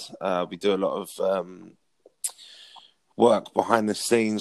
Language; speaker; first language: English; native; English